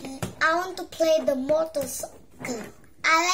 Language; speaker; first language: English; early bilingual, heritage; English